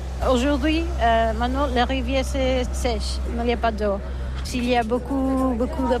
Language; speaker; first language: French; non-native, learner; Catalan